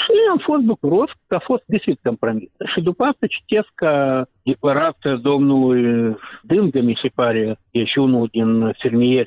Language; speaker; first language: Romanian; non-native, local second language; Russian